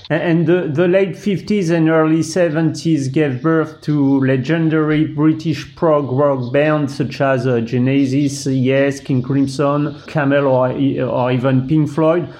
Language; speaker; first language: English; non-native, fluent; French